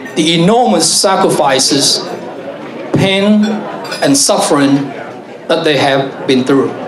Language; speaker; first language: English; non-native, fluent; Vietnamese